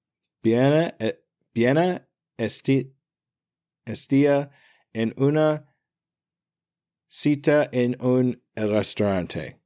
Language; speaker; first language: Spanish; non-native, learner; English